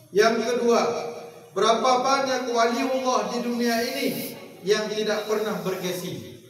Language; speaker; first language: Indonesian; non-native, local second language; Achinese